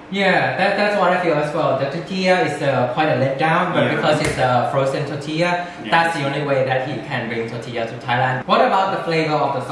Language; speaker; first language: English; non-native, fluent; Thai